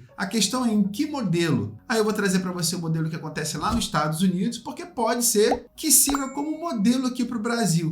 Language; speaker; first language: Portuguese; native; Portuguese